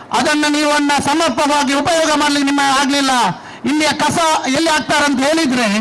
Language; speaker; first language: Kannada; non-native, local second language; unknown